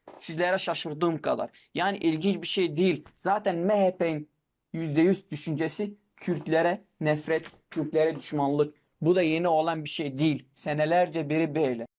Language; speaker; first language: Turkish; non-native, local second language; Kurdish